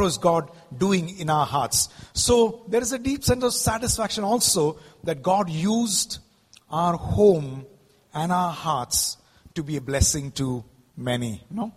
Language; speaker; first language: English; non-native, local second language; Malayalam